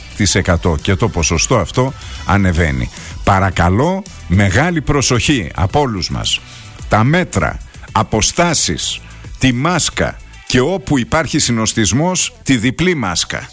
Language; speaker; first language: Greek; native; Greek